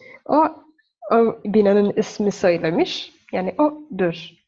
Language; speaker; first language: Turkish; non-native, fluent; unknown